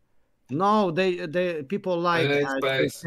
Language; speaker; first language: English; non-native, learner; Polish